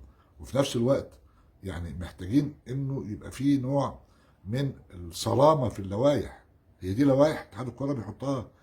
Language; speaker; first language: Arabic; native; Arabic